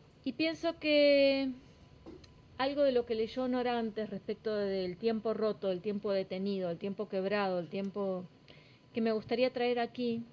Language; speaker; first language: Spanish; native; Spanish